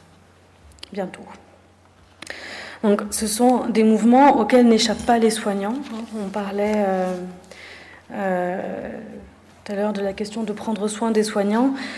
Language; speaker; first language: French; native; French